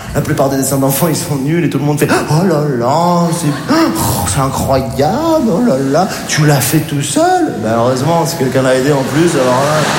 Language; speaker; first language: French; native; French